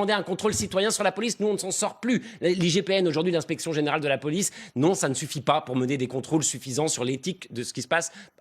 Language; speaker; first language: French; native; French